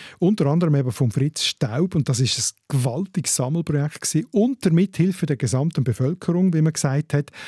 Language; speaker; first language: German; native; German